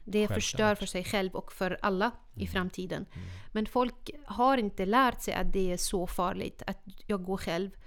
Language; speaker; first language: Swedish; non-native, fluent; Arabic